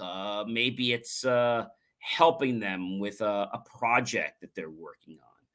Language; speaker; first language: English; native; English